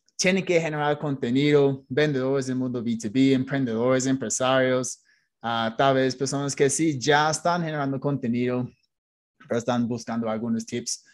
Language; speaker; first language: Spanish; non-native, fluent; English